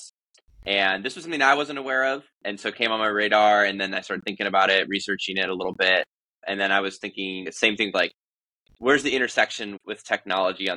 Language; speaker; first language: English; native; English